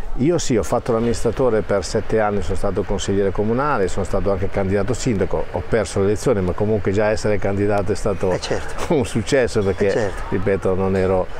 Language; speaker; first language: Italian; native; Italian